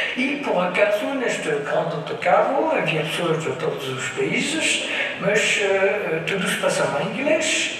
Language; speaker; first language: Portuguese; non-native, fluent; French